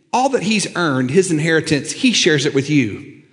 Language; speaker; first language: English; native; English